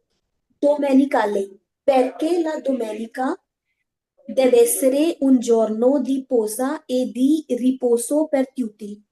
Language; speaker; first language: Italian; non-native, learner; Hindi